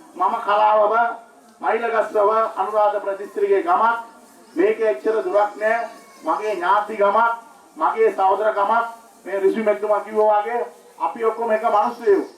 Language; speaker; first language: Sinhala; non-native, local second language; Tamil